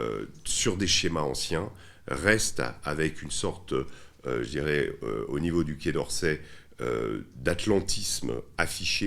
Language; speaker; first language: French; native; French